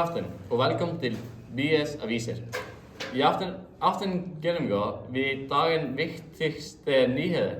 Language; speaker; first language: Danish; non-native, learner; Icelandic